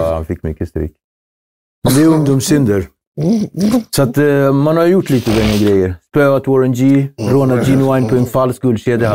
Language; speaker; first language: Swedish; native; Swedish